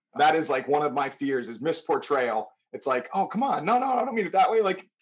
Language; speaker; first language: English; native; English